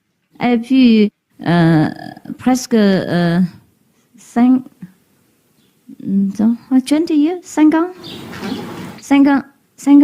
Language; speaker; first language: French; non-native, fluent; Vietnamese